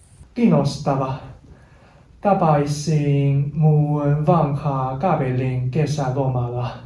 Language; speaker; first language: Finnish; non-native, learner; Chinese